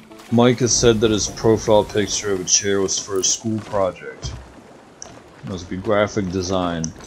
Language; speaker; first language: English; early bilingual, other home language; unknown